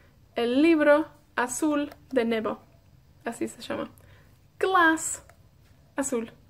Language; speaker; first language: Spanish; non-native, fluent; Welsh